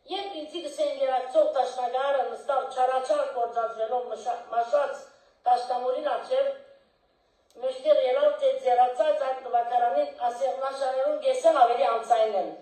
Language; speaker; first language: Armenian; early bilingual, heritage; Armenian